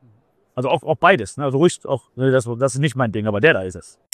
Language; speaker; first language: German; native; German